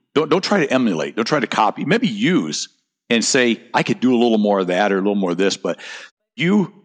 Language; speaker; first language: English; native; English